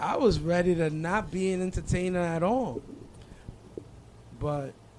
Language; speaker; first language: English; native; English